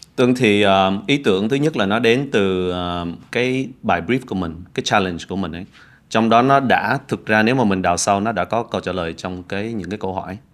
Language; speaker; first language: Vietnamese; early bilingual, heritage; Vietnamese